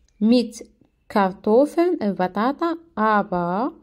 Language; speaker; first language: German; non-native, learner; Arabic